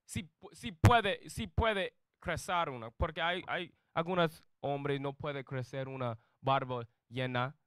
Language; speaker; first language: Spanish; non-native, learner; English